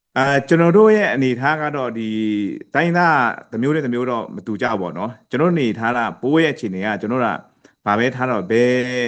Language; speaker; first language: Burmese; non-native, local second language; Pa'o Karen